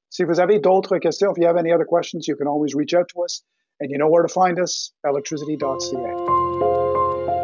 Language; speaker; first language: English; native; English